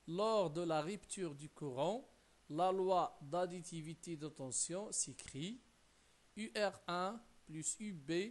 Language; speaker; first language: French; non-native, local second language; Arabic